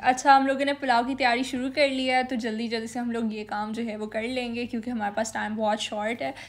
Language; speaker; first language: Urdu; native; Urdu